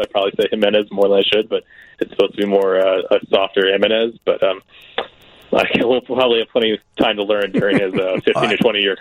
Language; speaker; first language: English; native; English